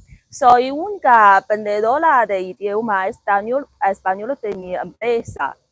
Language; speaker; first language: Spanish; non-native, learner; Chinese